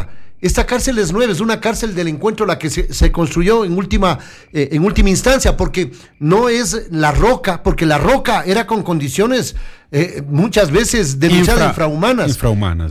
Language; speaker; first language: Spanish; native; Spanish